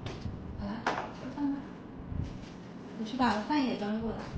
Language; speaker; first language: Chinese; native; Chinese